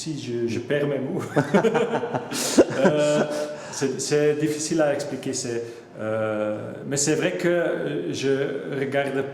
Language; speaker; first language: French; non-native, local second language; Dutch